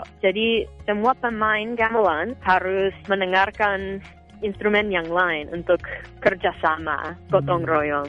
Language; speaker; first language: Indonesian; non-native, fluent; English